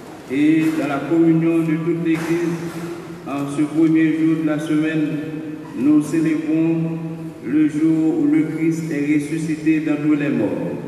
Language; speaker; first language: French; non-native, local second language; Haitian Creole